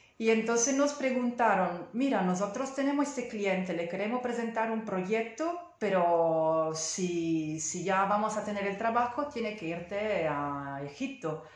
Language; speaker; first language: Spanish; non-native, fluent; Italian